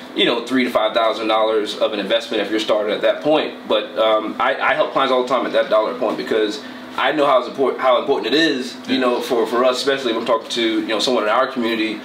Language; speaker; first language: English; native; English